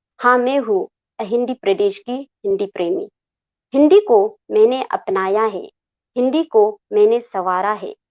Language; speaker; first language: Hindi; non-native, local second language; Khasi